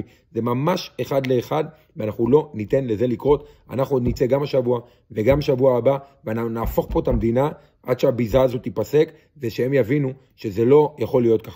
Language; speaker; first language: Hebrew; native; Hebrew